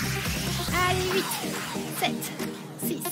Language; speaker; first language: French; native; French